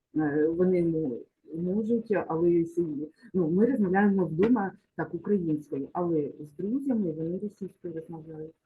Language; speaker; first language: Ukrainian; non-native, local second language; Russian